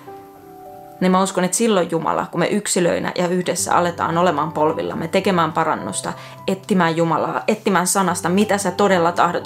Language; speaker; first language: Finnish; native; Finnish